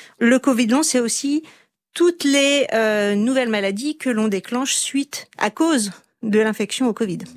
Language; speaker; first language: French; native; French